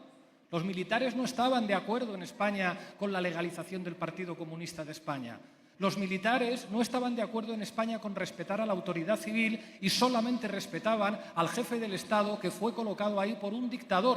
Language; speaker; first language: Spanish; native; Spanish